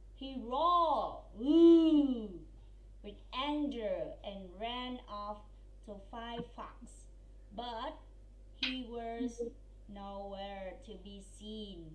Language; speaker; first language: English; non-native, fluent; Vietnamese